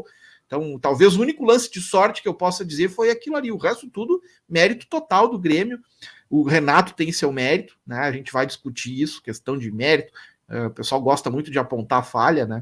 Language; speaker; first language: Portuguese; native; Portuguese